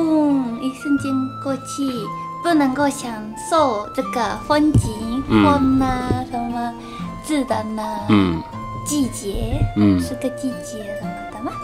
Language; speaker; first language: Chinese; non-native, fluent; Japanese